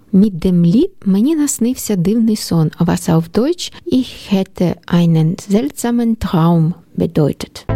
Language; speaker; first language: German; non-native, learner; Ukrainian